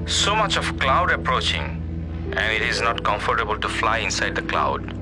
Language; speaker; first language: English; non-native, local second language; Bangla